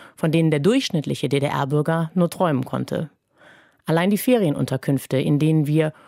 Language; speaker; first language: German; native; German